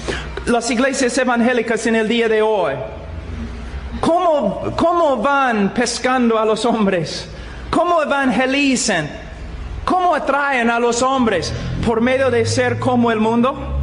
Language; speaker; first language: Spanish; non-native, fluent; English